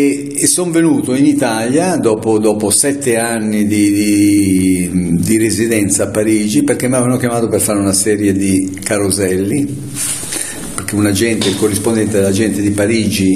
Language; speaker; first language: Italian; native; Italian